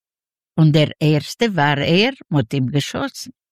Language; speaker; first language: German; non-native, learner; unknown